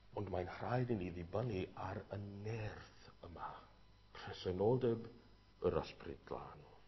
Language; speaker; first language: Welsh; non-native, fluent; English